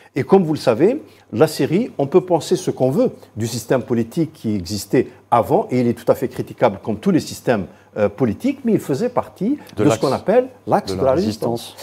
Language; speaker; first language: French; non-native, local second language; Arabic